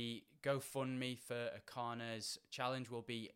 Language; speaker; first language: English; native; English